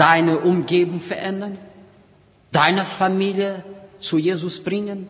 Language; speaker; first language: German; non-native, learner; Portuguese